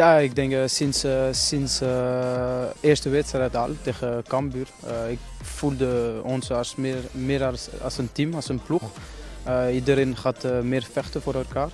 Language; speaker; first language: Dutch; non-native, fluent; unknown